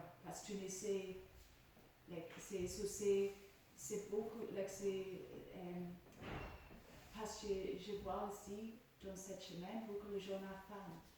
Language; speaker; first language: French; non-native, learner; English